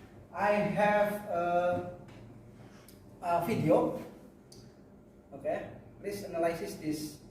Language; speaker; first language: English; non-native, learner; Indonesian